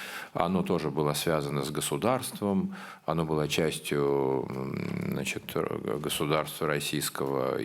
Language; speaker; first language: Russian; native; Russian